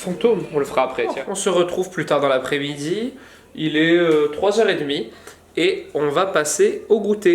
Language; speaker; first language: French; native; French